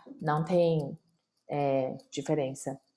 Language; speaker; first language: Portuguese; non-native, fluent; Chinese